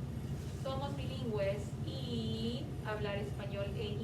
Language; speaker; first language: Spanish; non-native, fluent; English